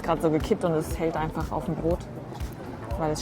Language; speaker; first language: German; native; German